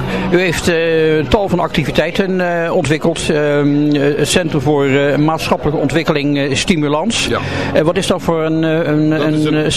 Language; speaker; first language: Dutch; native; Dutch